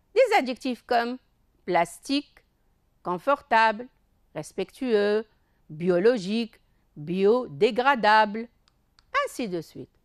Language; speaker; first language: French; non-native, local second language; Arabic